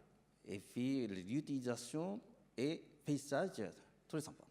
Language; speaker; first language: French; non-native, learner; Japanese